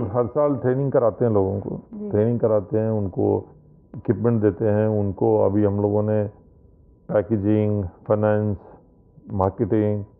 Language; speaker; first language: Hindi; native; Hindi